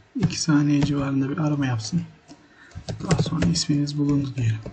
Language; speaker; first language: Turkish; native; Turkish